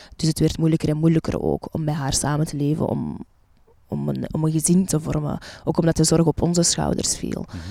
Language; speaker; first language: Dutch; early bilingual, other home language; Arabic